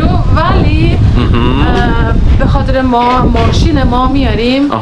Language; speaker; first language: Persian; non-native, learner; Norwegian